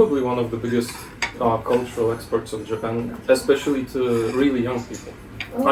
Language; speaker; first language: English; non-native, fluent; Lithuanian